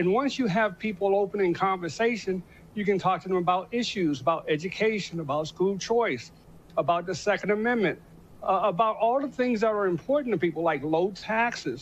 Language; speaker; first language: English; native; English